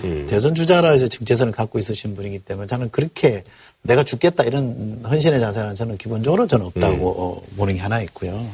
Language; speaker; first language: Korean; native; Korean